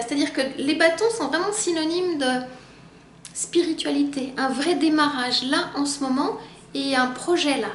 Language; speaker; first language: French; native; French